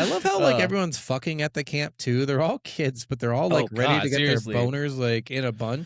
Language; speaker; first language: English; native; English